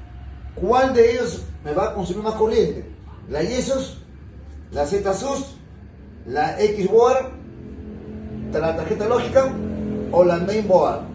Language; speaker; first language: Spanish; native; Spanish